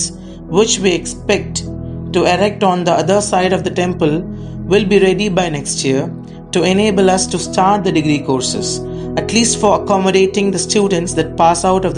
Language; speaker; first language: English; non-native, local second language; Tamil